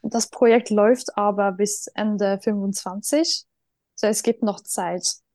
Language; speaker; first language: German; non-native, fluent; Norwegian